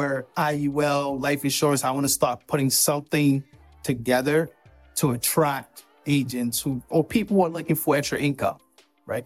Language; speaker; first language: English; non-native, local second language; Yoruba